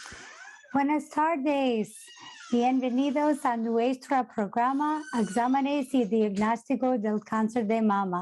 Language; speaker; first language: Spanish; non-native, fluent; English